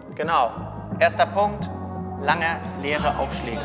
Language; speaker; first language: German; native; German